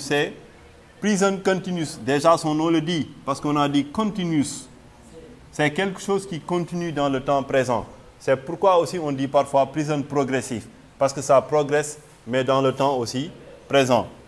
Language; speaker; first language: French; non-native, local second language; Wolof